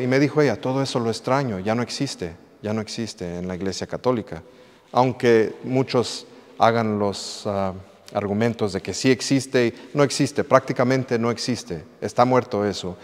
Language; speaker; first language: Spanish; early bilingual, heritage; English